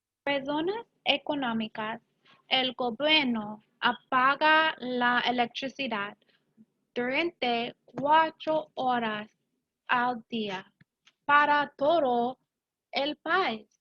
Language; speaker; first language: Spanish; non-native, learner; English